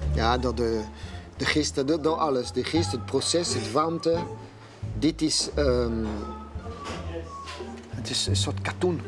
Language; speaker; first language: Dutch; non-native, fluent; French